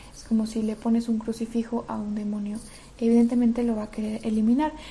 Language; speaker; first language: Spanish; early bilingual, other home language; Russian